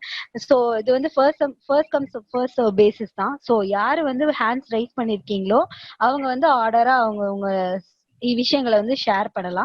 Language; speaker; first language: Tamil; native; Tamil